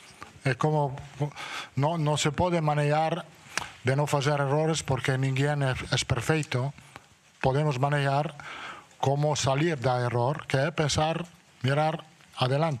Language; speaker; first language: Portuguese; non-native, learner; Italian